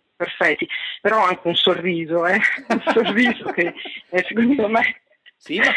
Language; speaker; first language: Italian; native; Italian